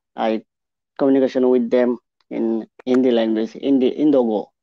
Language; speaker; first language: English; non-native, local second language; Bangla